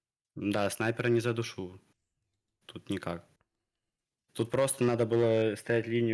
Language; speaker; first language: Russian; native; Russian